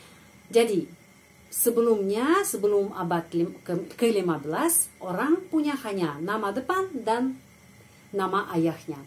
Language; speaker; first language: Indonesian; non-native, fluent; Russian